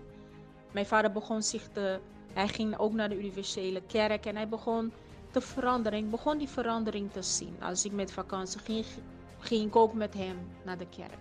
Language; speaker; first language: Dutch; non-native, fluent; Portuguese